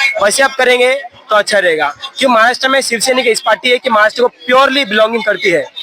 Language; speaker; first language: Hindi; non-native, local second language; Tamil